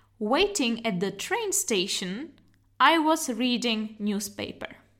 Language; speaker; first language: English; non-native, fluent; Czech